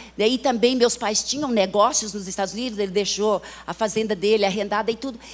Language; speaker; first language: Portuguese; early bilingual, other home language; English